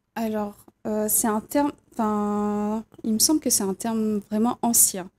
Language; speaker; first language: French; native; French